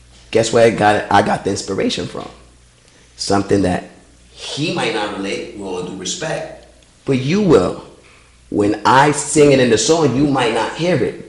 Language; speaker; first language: English; early bilingual, other home language; Spanish